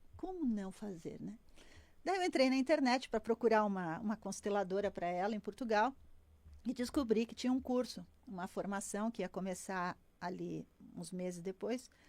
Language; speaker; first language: Portuguese; native; Portuguese